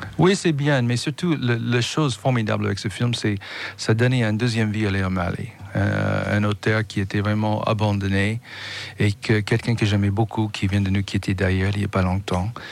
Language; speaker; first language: French; non-native, fluent; English